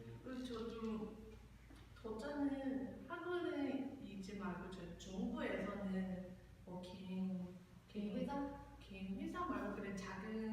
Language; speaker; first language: Korean; non-native, learner; Chinese